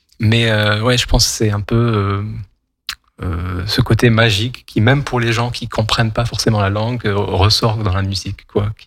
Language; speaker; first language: French; non-native, local second language; Kabyle